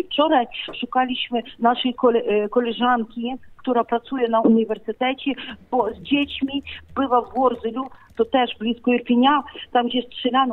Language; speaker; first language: Polish; non-native, fluent; Ukrainian